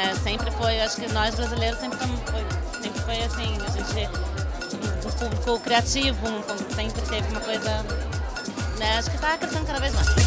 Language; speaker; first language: Portuguese; native; Portuguese